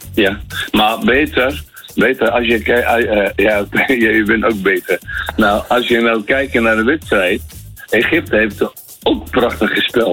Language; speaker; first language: Dutch; non-native, fluent; Arabic